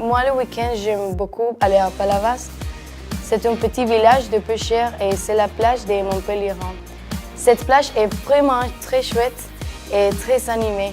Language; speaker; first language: French; non-native, fluent; Spanish